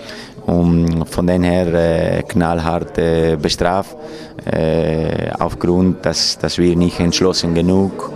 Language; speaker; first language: German; non-native, fluent; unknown